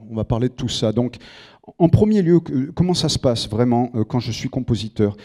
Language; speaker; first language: French; native; French